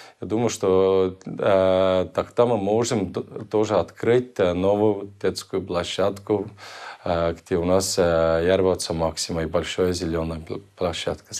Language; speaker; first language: Russian; non-native, local second language; Estonian